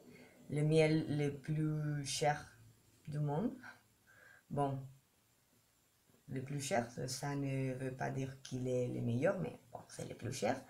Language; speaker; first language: French; non-native, learner; Spanish